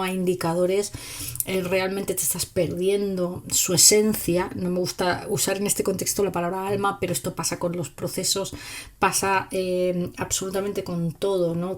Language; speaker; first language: Spanish; native; Spanish